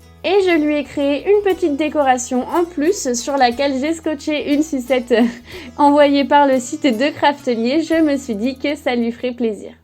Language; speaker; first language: French; native; French